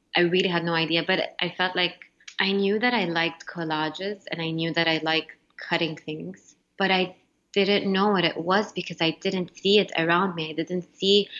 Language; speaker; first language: English; non-native, fluent; Arabic